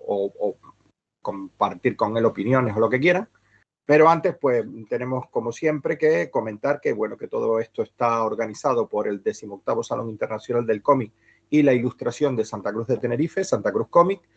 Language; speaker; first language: Spanish; native; Spanish